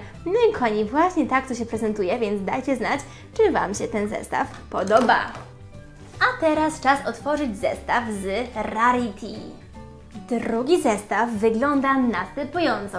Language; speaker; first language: Polish; native; Polish